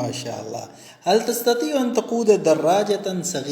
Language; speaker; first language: Arabic; non-native, fluent; Urdu